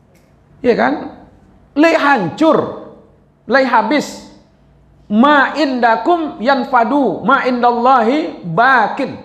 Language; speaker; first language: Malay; non-native, local second language; Minangkabau